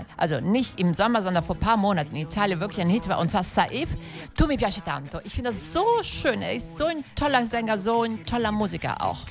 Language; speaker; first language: German; non-native, fluent; Italian